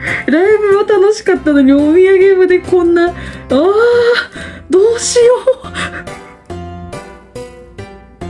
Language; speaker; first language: Japanese; native; Japanese